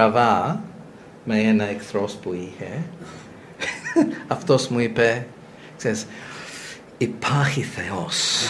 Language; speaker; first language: Greek; non-native, learner; English